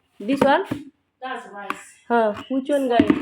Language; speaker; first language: English; non-native, learner; Bangla